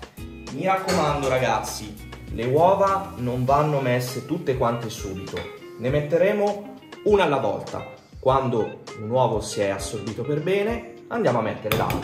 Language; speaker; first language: Italian; native; Italian